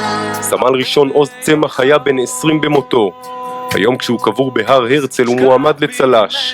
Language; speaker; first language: Hebrew; native; Hebrew